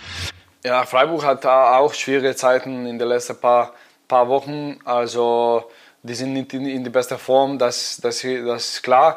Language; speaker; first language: German; non-native, fluent; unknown